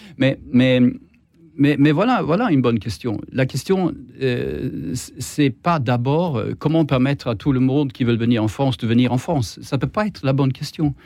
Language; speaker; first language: French; non-native, fluent; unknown